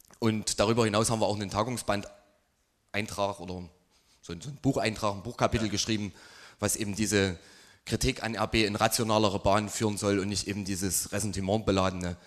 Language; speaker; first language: German; native; German